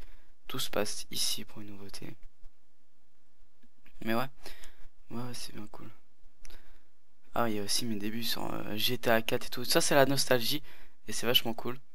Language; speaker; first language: French; native; French